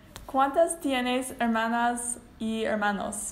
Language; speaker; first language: Spanish; non-native, learner; English